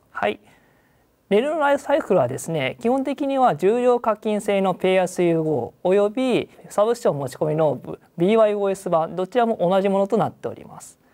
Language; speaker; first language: Japanese; native; Japanese